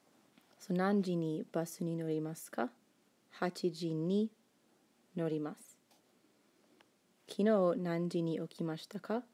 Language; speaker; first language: Japanese; non-native, fluent; English